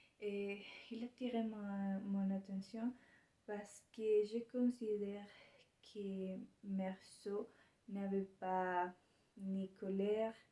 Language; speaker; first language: French; non-native, learner; Spanish